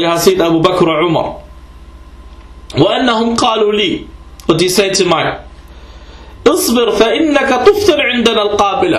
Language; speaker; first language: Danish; early bilingual, other home language; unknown